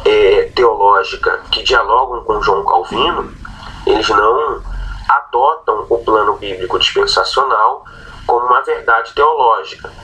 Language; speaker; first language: Portuguese; native; Portuguese